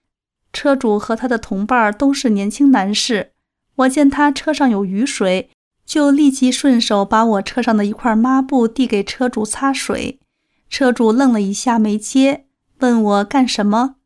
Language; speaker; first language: Chinese; native; Chinese